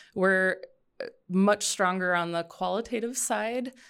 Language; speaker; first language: English; native; English